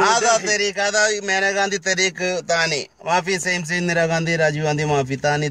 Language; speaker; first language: Arabic; non-native, learner; Malayalam